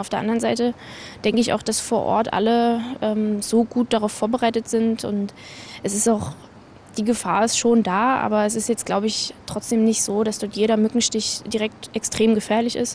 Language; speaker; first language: German; native; German